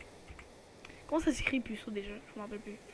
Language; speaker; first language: French; native; French